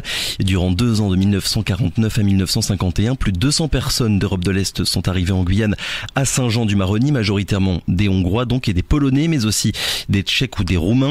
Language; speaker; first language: French; native; French